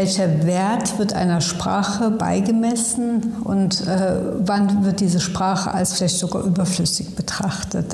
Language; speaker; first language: German; early bilingual, other home language; Turkish